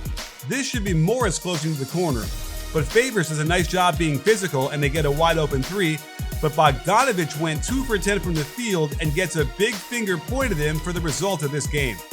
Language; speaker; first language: English; native; English